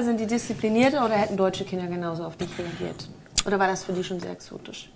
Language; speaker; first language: German; native; German